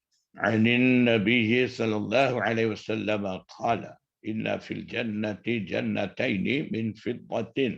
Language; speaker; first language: Arabic; non-native, fluent; Malay